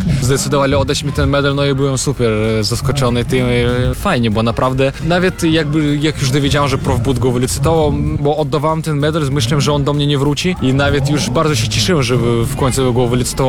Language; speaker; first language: Polish; non-native, fluent; Russian